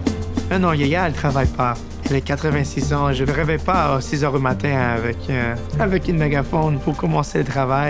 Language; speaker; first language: French; non-native, local second language; English